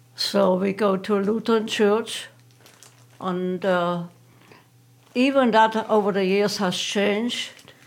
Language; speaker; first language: English; non-native, fluent; German